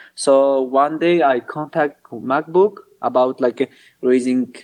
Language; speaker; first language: English; non-native, learner; Arabic